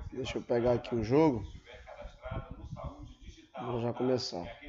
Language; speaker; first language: Portuguese; native; Portuguese